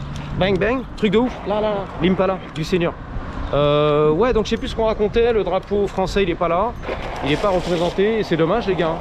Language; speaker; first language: French; native; French